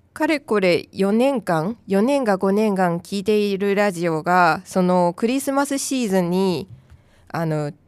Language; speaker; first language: Japanese; non-native, fluent; Chinese